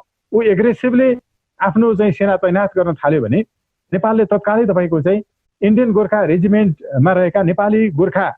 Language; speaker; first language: Nepali; native; Nepali